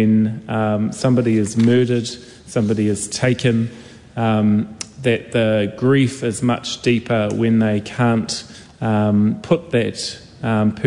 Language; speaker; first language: English; native; English